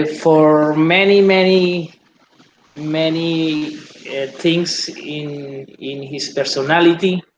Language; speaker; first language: English; non-native, learner; Spanish